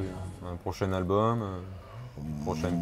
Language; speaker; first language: French; native; French